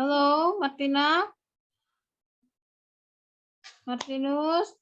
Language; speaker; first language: English; non-native, learner; Indonesian